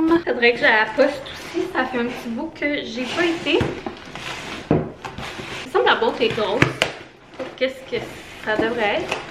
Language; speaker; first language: French; native; French